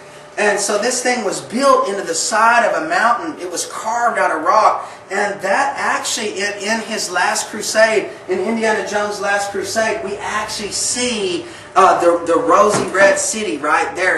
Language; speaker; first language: English; native; English